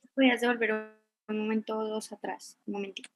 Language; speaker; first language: Spanish; native; Spanish